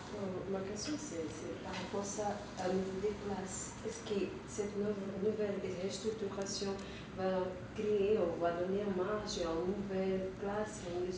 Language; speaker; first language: French; non-native, fluent; Spanish